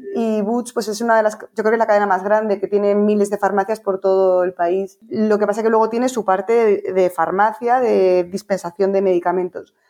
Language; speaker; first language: Spanish; native; Spanish